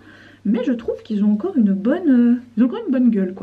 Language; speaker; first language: French; native; French